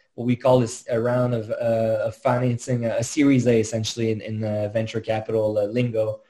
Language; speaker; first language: English; native; English